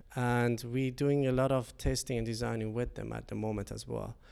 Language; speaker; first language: English; non-native, fluent; Persian